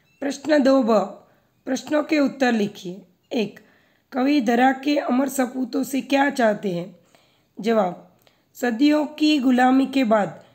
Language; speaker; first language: Hindi; non-native, local second language; Gujarati